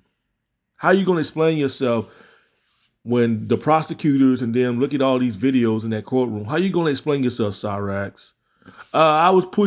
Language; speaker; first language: English; native; English